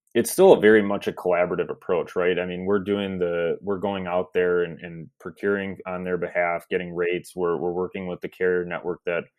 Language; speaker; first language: English; native; English